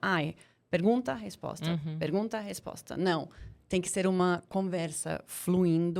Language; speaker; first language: Portuguese; non-native, fluent; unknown